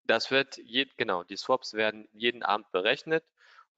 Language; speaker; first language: German; native; German